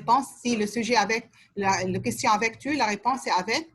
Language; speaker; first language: French; non-native, fluent; Arabic